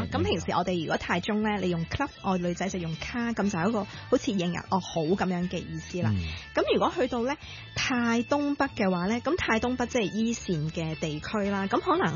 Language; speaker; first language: Cantonese; native; Cantonese